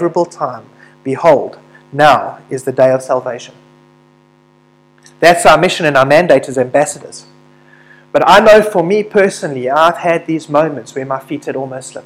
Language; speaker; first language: English; native; English